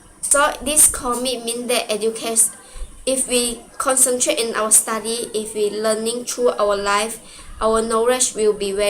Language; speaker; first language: English; non-native, local second language; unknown